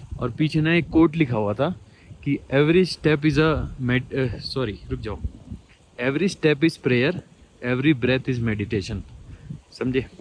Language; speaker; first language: Hindi; native; Hindi